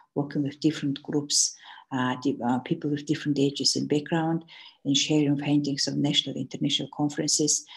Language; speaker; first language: English; non-native, learner; Mongolian